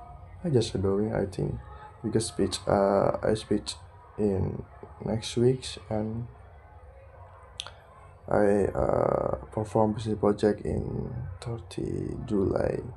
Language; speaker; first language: English; non-native, learner; Indonesian